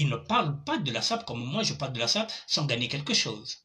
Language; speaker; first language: French; non-native, local second language; Lingala